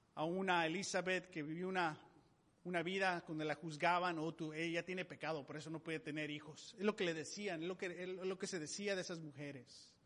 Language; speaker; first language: Spanish; native; Spanish